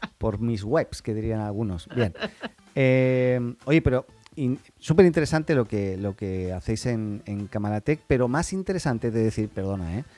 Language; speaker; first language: Spanish; native; Spanish